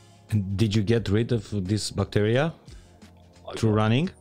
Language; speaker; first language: English; non-native, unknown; Romanian